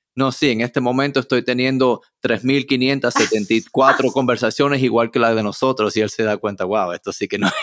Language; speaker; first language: Spanish; early bilingual, heritage; Spanish